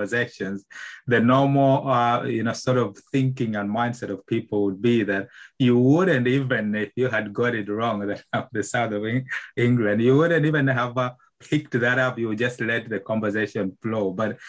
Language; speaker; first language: English; non-native, local second language; Nyanja